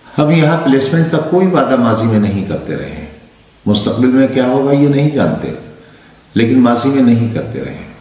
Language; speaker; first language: Urdu; native; Urdu